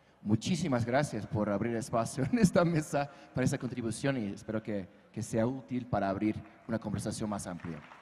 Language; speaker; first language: Spanish; non-native, fluent; English